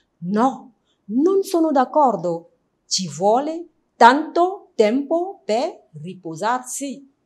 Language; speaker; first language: Italian; non-native, fluent; French